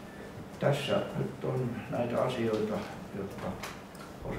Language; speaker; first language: Finnish; native; Finnish